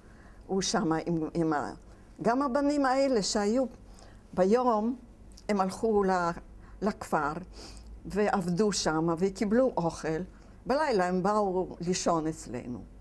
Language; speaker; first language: Hebrew; non-native, fluent; Yiddish